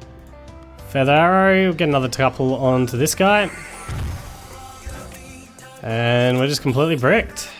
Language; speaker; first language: English; native; English